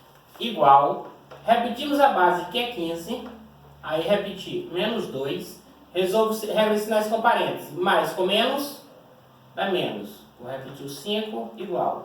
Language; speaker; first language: Portuguese; native; Portuguese